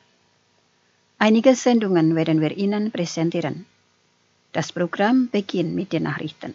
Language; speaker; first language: German; non-native, fluent; Indonesian